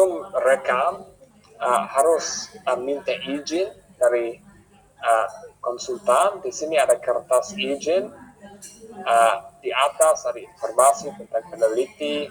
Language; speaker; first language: Indonesian; non-native, fluent; English